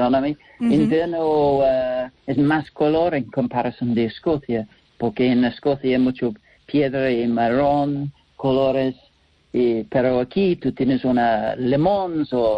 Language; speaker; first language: Spanish; non-native, learner; English